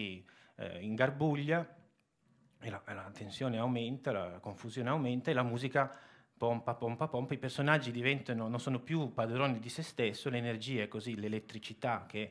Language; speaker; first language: Italian; native; Italian